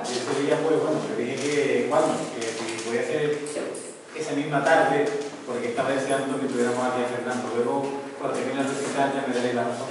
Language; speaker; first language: Spanish; native; Spanish